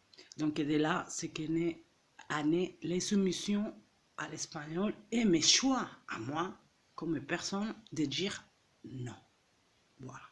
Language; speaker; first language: French; non-native, fluent; Catalan